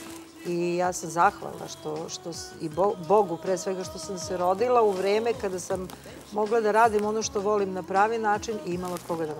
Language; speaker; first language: Serbian; native; Serbian